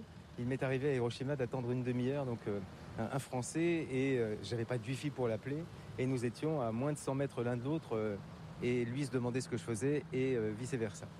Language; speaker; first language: French; native; French